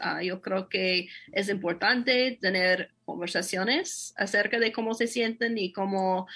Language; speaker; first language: Spanish; non-native, fluent; English